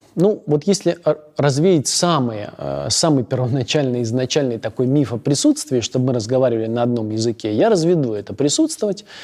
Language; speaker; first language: Russian; native; Russian